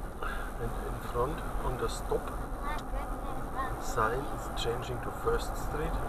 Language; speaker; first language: English; non-native, learner; German